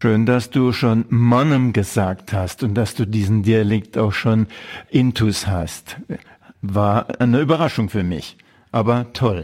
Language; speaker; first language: German; native; German